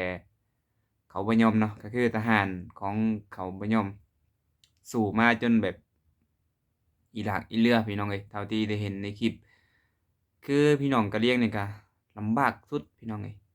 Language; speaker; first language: Thai; non-native, local second language; Lao